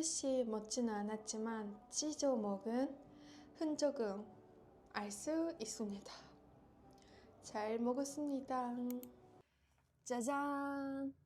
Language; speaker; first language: Korean; non-native, fluent; Japanese